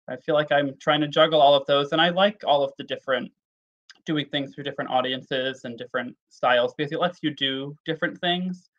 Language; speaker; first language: English; native; English